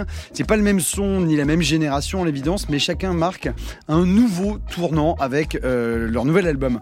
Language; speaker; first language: French; native; French